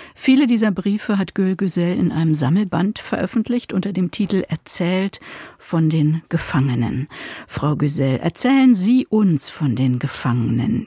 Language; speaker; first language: German; native; German